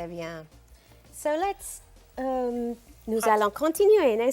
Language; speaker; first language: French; non-native, fluent; English